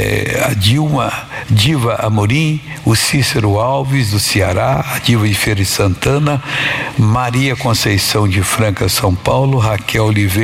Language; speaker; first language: Portuguese; native; Portuguese